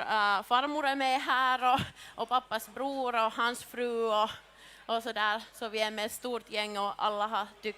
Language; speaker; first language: Swedish; non-native, local second language; Finnish